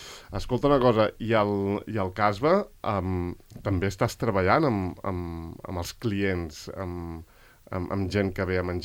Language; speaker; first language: Catalan; native; Catalan